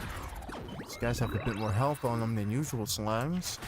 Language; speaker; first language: English; native; English